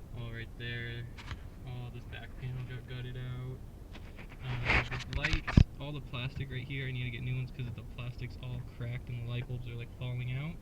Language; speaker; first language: English; native; English